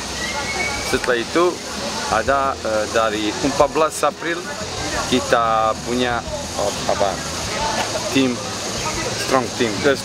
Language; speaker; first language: Indonesian; non-native, learner; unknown